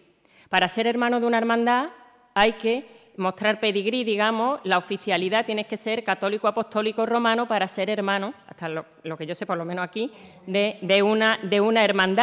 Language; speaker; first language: Spanish; native; Spanish